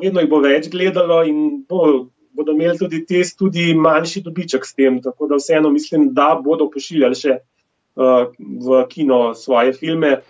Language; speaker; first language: Slovenian; native; Slovenian